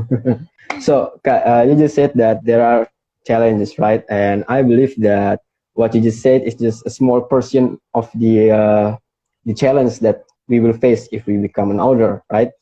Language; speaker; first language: English; non-native, fluent; Indonesian